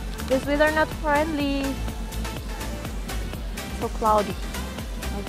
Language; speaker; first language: English; non-native, learner; Indonesian